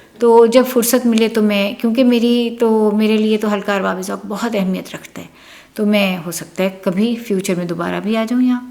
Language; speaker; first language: Urdu; native; Urdu